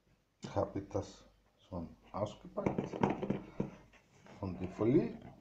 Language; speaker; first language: German; non-native, learner; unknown